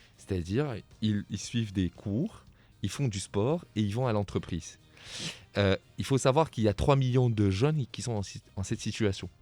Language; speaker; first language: French; non-native, local second language; Arabic